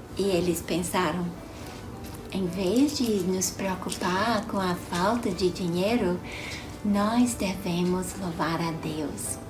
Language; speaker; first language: Portuguese; non-native, fluent; English